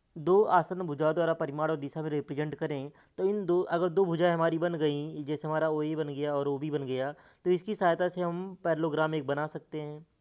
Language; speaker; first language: Hindi; native; Hindi